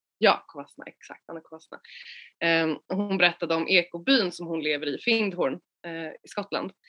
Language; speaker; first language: Swedish; native; Swedish